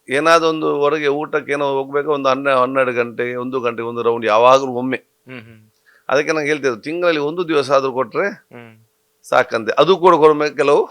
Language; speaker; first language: Kannada; non-native, local second language; Badaga